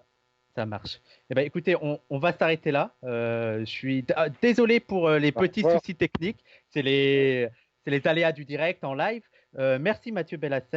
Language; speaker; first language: French; native; French